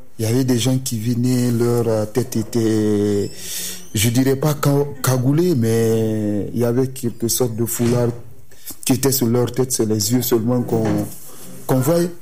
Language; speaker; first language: French; non-native, local second language; Susu